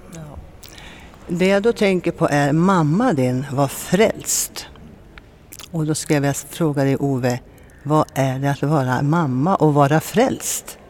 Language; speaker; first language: Swedish; native; Swedish